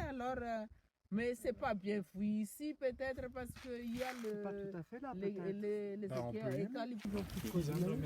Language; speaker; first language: French; non-native, local second language; Malagasy